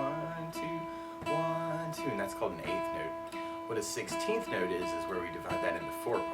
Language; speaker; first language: English; native; English